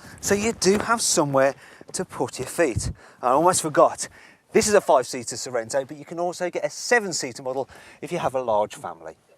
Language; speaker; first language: English; native; English